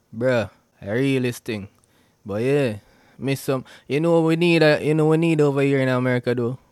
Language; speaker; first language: English; non-native, local second language; Jamaican Creole English